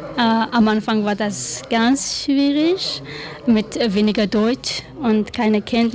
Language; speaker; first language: German; non-native, learner; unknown